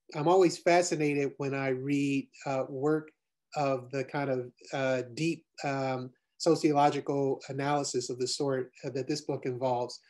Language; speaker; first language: English; native; English